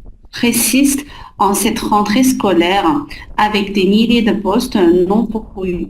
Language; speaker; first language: French; non-native, learner; Chinese